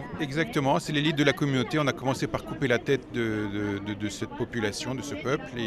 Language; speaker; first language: French; native; French